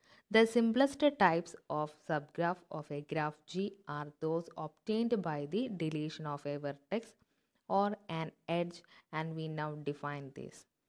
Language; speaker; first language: English; non-native, local second language; Malayalam